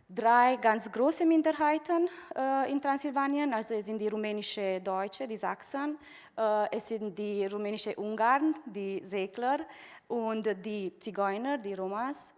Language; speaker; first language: German; non-native, fluent; Romanian